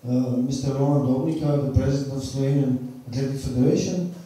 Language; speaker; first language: English; non-native, fluent; Slovenian